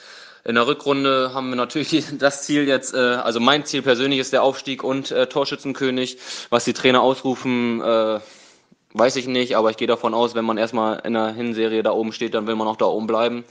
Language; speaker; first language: German; native; German